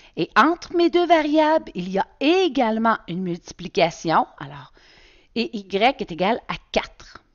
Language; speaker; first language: French; native; French